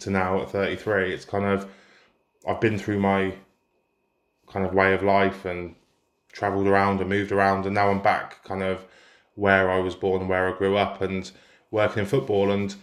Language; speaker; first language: English; native; English